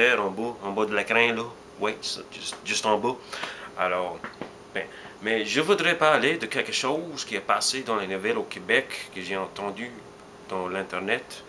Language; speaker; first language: French; early bilingual, heritage; French